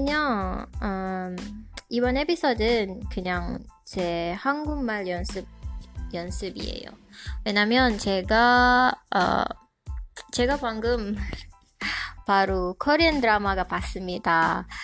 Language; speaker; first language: Korean; non-native, learner; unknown